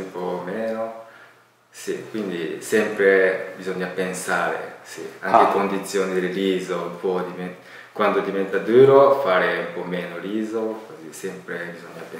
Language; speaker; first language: Italian; non-native, learner; Japanese